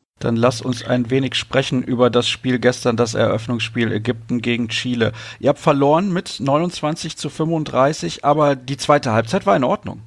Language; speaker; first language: German; native; German